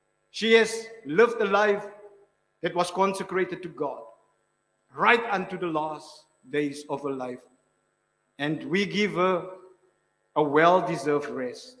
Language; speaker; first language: English; non-native, local second language; Afrikaans